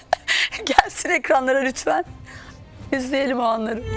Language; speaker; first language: Turkish; native; Turkish